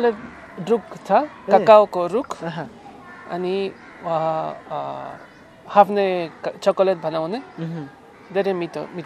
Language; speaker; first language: Nepali; non-native, learner; Spanish